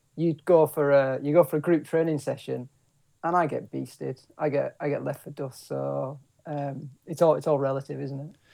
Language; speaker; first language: English; native; English